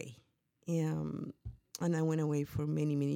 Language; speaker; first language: English; non-native, fluent; Spanish